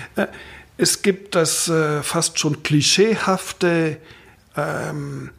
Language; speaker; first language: German; non-native, fluent; French